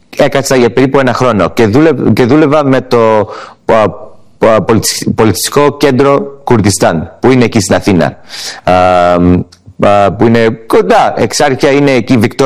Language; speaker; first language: Greek; early bilingual, heritage; English